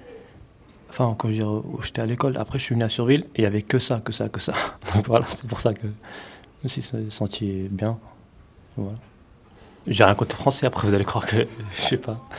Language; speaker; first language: French; early bilingual, other home language; Arabic